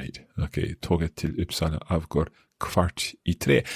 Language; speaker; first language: Swedish; non-native, learner; English